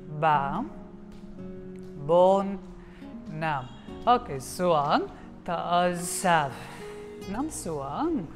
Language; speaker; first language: Vietnamese; non-native, learner; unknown